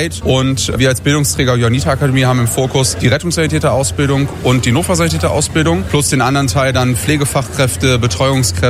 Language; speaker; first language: German; native; German